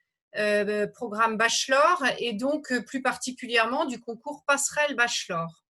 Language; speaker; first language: French; native; French